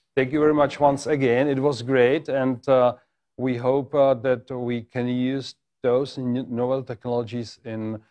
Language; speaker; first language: English; non-native, fluent; Czech